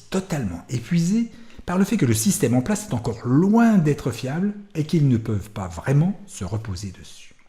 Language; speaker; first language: French; native; French